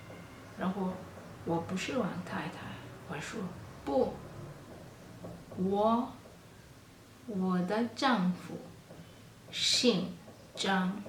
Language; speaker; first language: Chinese; non-native, fluent; Kalenjin